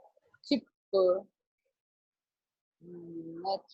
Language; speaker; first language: French; non-native, learner; Portuguese